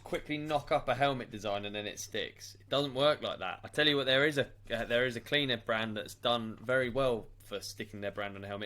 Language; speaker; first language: English; native; English